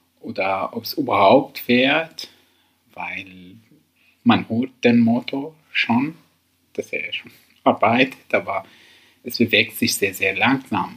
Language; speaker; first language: German; non-native, learner; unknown